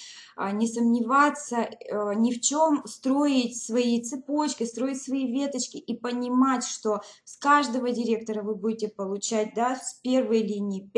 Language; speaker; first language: Russian; native; Russian